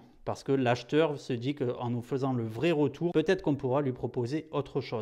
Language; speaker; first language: French; native; French